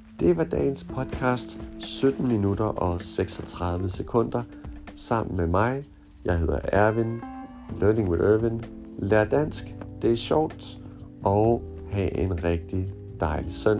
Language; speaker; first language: Danish; non-native, fluent; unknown